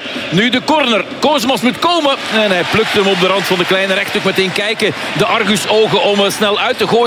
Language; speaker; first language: Dutch; native; Dutch